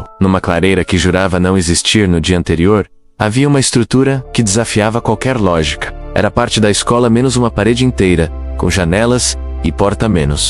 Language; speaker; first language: Portuguese; native; Portuguese